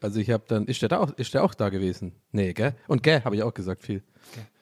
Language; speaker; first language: German; native; German